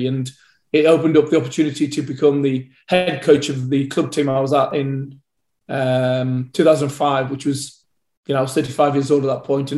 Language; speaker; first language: English; native; English